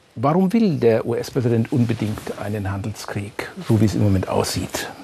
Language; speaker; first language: German; native; German